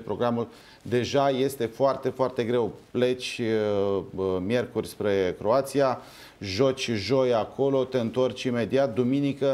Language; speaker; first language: Romanian; native; Romanian